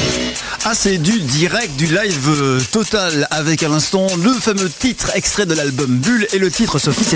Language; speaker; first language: French; native; French